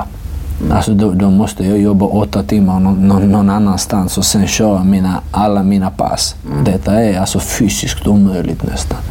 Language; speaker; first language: Swedish; non-native, fluent; Georgian